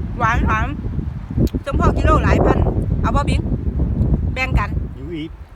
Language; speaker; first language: Thai; native; Thai